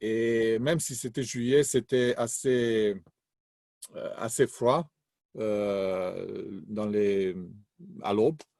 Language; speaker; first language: French; non-native, fluent; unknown